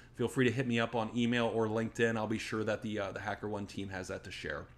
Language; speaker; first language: English; native; English